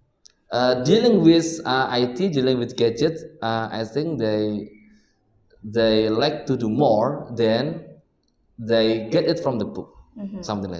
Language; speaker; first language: English; non-native, learner; Indonesian